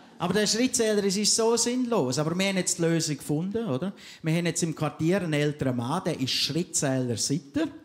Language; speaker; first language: German; native; German